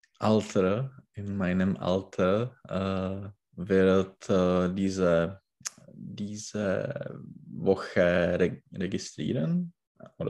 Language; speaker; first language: German; non-native, learner; Czech